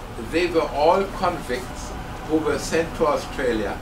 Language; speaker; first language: English; non-native, fluent; German